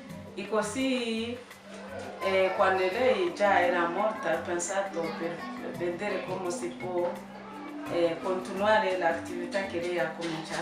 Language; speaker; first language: Italian; non-native, learner; French